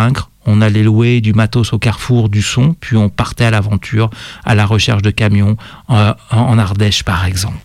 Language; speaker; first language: French; native; French